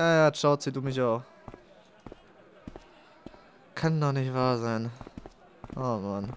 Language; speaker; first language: German; native; German